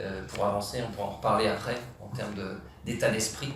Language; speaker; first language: French; native; French